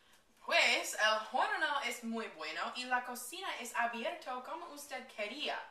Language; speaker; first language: Spanish; non-native, learner; English